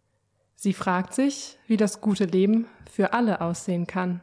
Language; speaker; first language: German; native; German